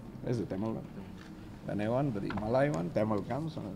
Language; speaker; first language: English; non-native, local second language; Tamil